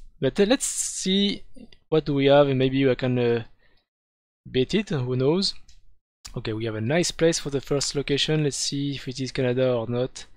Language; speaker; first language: English; non-native, fluent; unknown